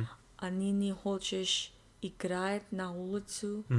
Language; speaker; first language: Russian; non-native, learner; English